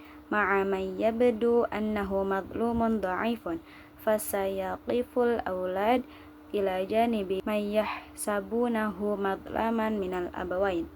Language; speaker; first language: Arabic; non-native, learner; Indonesian